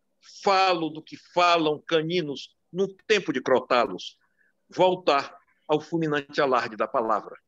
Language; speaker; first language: Portuguese; native; Portuguese